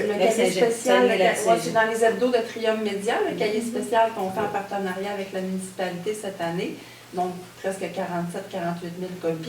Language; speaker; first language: French; native; French